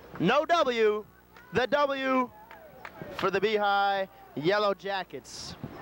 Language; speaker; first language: English; native; English